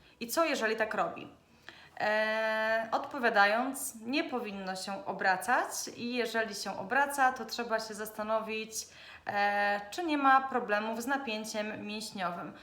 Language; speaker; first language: Polish; native; Polish